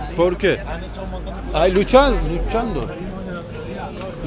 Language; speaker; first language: Spanish; non-native, learner; Turkish